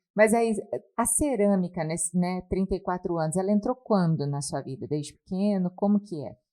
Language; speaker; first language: Portuguese; native; Portuguese